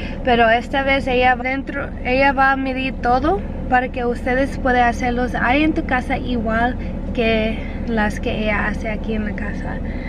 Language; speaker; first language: Spanish; early bilingual, other home language; English